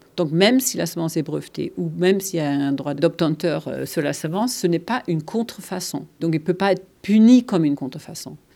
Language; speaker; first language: French; non-native, fluent; German